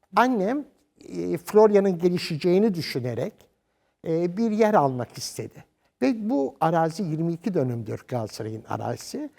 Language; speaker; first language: Turkish; native; Turkish